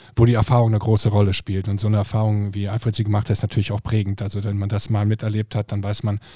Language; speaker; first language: German; non-native, fluent; Icelandic